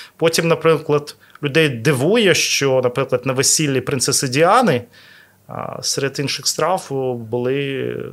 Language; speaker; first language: Ukrainian; non-native, local second language; Russian